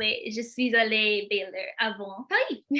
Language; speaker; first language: French; non-native, learner; English